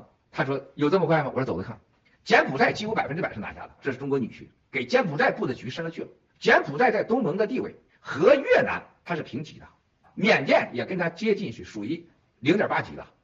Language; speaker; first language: Chinese; native; Chinese